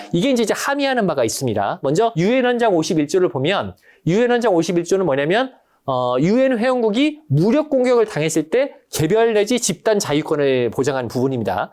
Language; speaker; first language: Korean; native; Korean